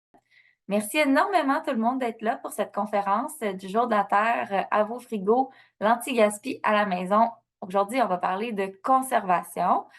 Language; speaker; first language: French; native; French